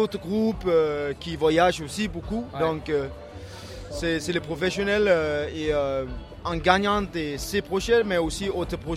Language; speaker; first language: French; non-native, learner; Danish